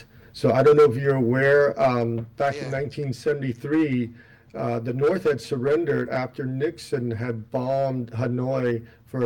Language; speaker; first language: English; native; English